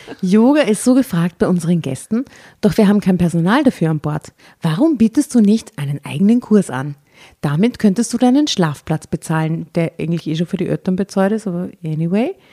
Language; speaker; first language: German; native; German